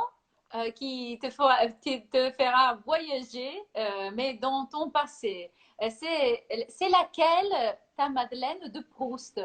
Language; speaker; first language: French; non-native, learner; Italian